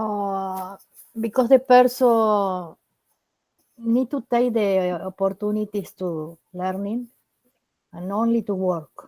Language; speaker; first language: English; non-native, learner; Spanish